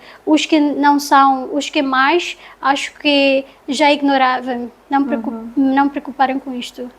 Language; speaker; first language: Portuguese; non-native, learner; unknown